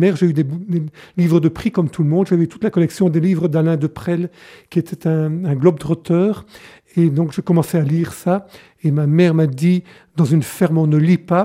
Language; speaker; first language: French; native; French